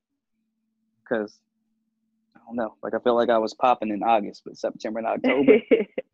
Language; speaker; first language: English; native; English